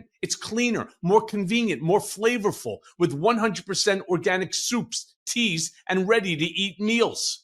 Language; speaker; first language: English; native; English